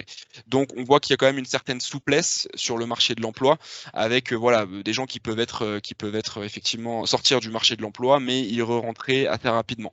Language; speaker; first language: French; native; French